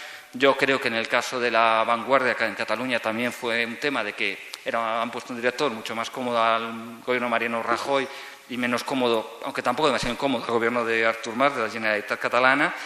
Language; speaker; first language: Spanish; native; Spanish